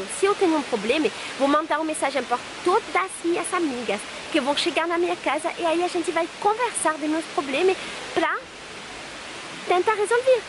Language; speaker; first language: Portuguese; non-native, fluent; French